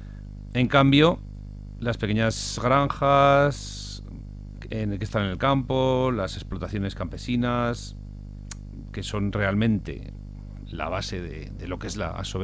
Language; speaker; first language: Spanish; native; Spanish